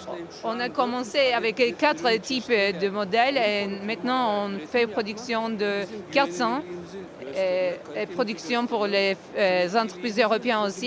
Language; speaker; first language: French; non-native, learner; Turkish